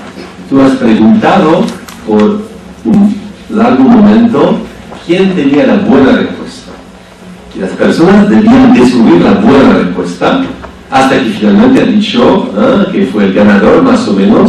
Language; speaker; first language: Spanish; non-native, fluent; French